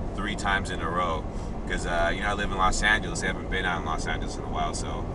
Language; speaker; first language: English; native; English